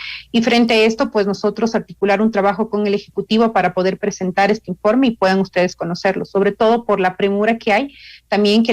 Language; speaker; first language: Spanish; native; Spanish